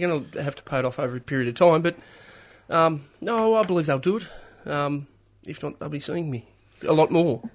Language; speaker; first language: English; native; English